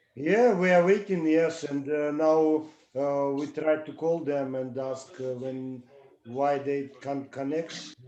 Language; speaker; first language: English; non-native, learner; Russian